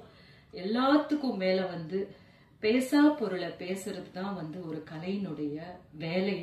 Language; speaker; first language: Tamil; native; Tamil